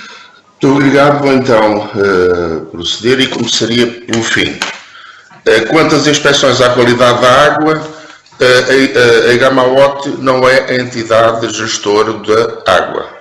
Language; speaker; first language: Portuguese; native; Portuguese